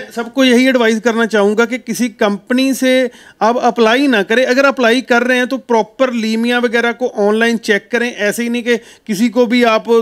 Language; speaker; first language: Hindi; non-native, local second language; Punjabi